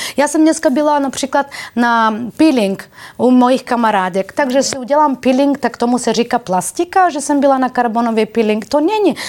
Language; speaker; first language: Czech; non-native, fluent; Bulgarian